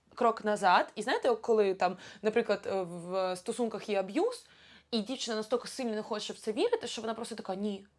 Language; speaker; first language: Ukrainian; non-native, local second language; Russian